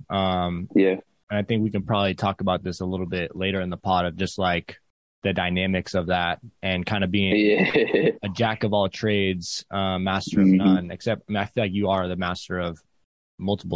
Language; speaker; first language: English; native; English